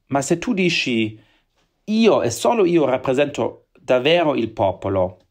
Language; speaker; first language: Italian; non-native, fluent; German